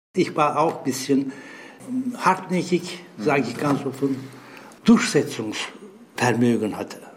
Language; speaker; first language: German; non-native, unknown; Turkish